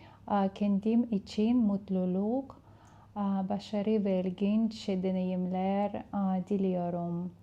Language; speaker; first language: Turkish; non-native, fluent; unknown